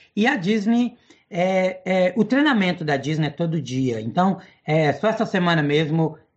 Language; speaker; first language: Portuguese; non-native, fluent; English